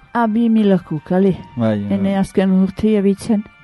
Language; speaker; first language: Basque; native; Basque